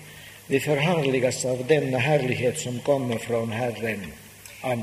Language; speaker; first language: Swedish; non-native, local second language; Finnish